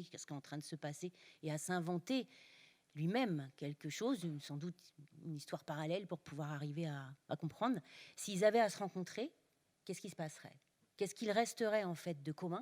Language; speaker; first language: French; native; French